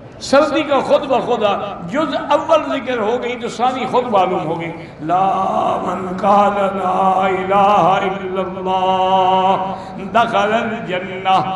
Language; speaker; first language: Urdu; native; Urdu